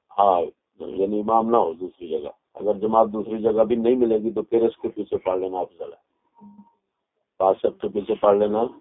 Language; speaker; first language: Urdu; non-native, local second language; Punjabi